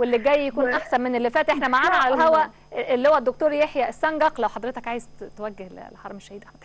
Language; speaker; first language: Arabic; native; Arabic